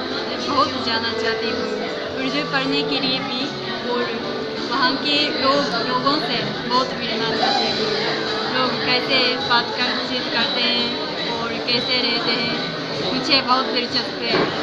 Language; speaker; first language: Hindi; non-native, learner; Japanese